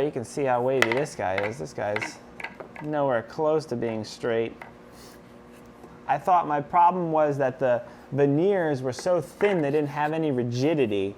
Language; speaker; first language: English; native; English